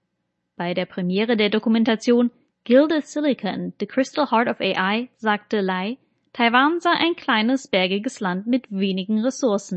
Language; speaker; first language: German; native; German